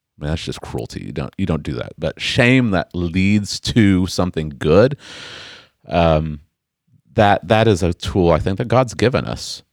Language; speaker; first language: English; native; English